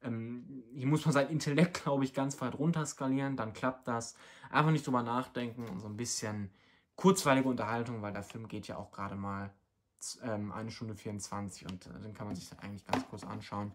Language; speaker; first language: German; native; German